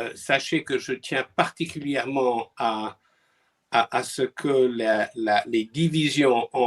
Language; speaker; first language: French; non-native, fluent; English